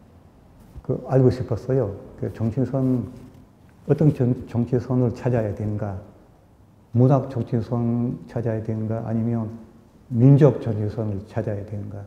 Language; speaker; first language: Korean; early bilingual, heritage; Korean